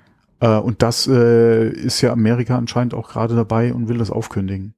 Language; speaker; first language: German; native; German